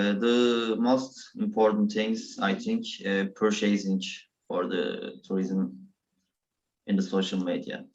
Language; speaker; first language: English; non-native, learner; Turkish